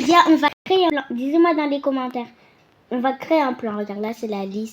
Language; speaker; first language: French; native; French